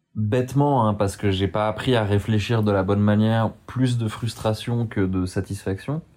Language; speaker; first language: French; native; French